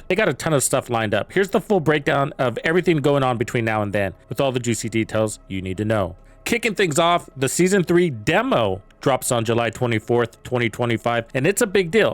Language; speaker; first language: English; native; English